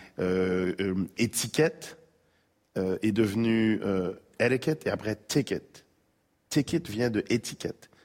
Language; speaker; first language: French; native; French